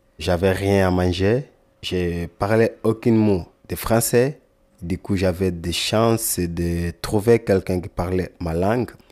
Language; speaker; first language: French; non-native, learner; Lingala